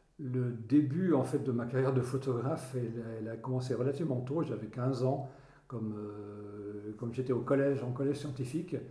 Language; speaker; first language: French; non-native, local second language; Swiss German